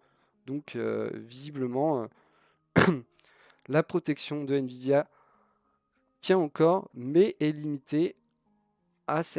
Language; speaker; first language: French; native; French